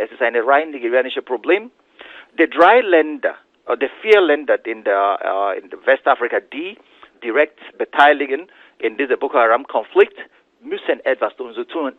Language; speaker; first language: German; non-native, fluent; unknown